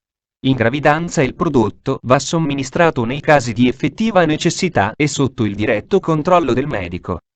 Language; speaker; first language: Italian; native; Italian